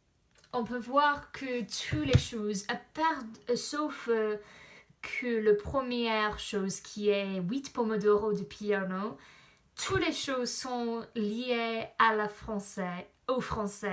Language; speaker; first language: French; non-native, learner; English